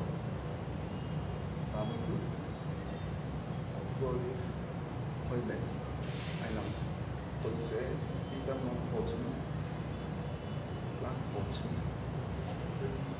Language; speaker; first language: Vietnamese; non-native, learner; Japanese